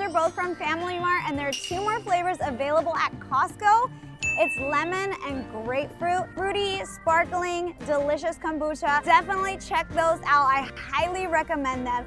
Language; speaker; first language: English; early bilingual, other home language; Chinese